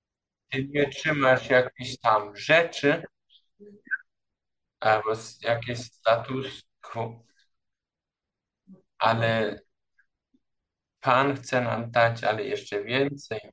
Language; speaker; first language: Polish; non-native, learner; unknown